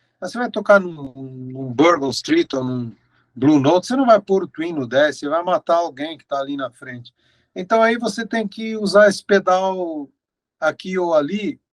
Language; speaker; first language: Portuguese; native; Portuguese